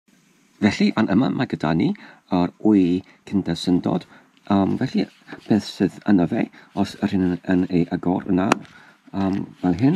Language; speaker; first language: Welsh; non-native, learner; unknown